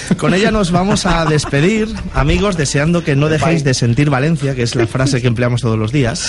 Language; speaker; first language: Spanish; native; Spanish